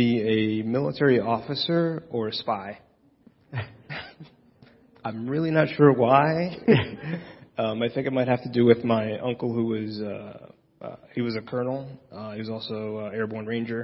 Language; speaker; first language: English; early bilingual, other home language; Spanish